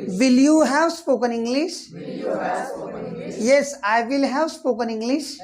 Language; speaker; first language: English; non-native, local second language; Marathi